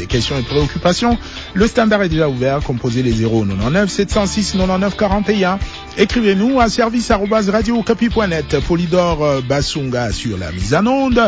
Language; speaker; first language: French; non-native, local second language; Lingala